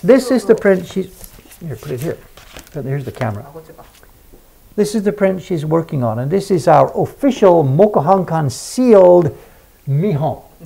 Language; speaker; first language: English; native; English